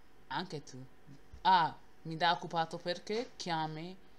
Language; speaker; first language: Italian; non-native, learner; English